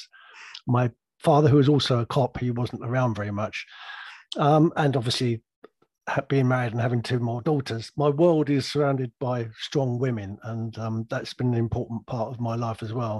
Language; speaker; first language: English; native; English